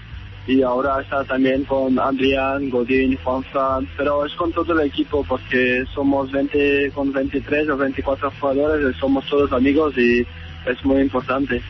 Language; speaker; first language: Spanish; non-native, learner; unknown